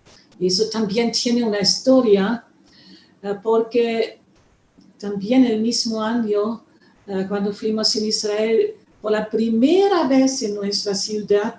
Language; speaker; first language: Spanish; non-native, fluent; German